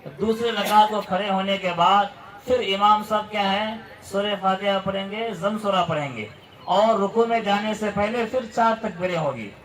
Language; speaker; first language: Urdu; native; Urdu